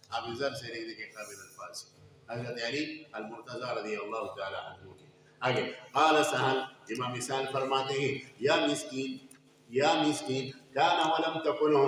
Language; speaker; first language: Urdu; non-native, local second language; Pashto